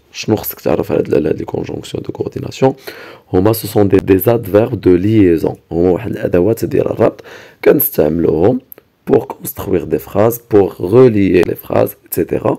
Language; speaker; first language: French; non-native, local second language; Arabic